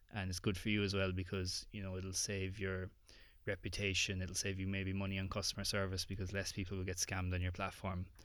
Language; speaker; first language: English; native; English